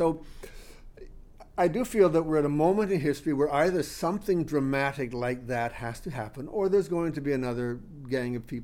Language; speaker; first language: English; native; English